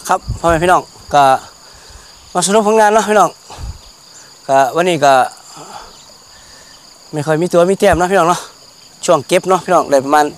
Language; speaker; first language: Thai; non-native, local second language; Northeastern Thai